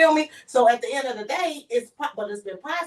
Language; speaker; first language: English; native; English